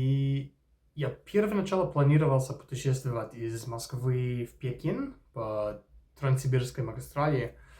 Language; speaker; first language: Russian; non-native, fluent; English